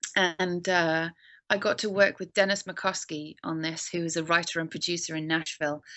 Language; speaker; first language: English; native; English